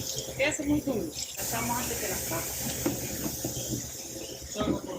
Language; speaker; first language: Spanish; native; Spanish